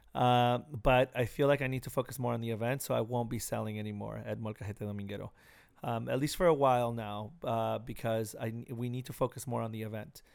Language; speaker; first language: English; early bilingual, other home language; Spanish